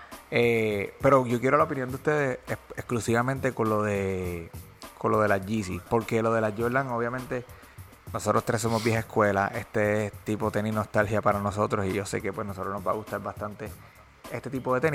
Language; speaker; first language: Spanish; native; Spanish